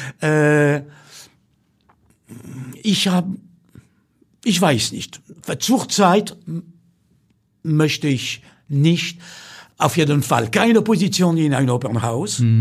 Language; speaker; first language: German; non-native, fluent; French